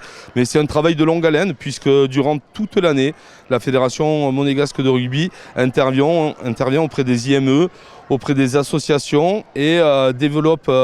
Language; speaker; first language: French; native; French